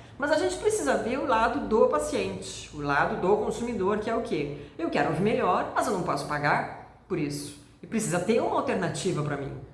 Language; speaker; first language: Portuguese; native; Portuguese